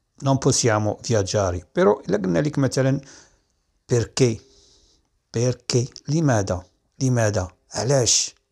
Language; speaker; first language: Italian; non-native, fluent; Arabic